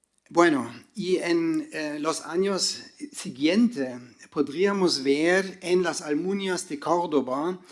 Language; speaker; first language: Spanish; non-native, fluent; German